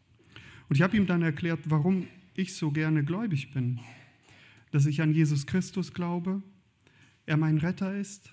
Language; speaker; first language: German; native; German